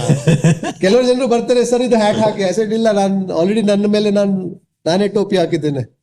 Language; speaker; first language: Kannada; non-native, local second language; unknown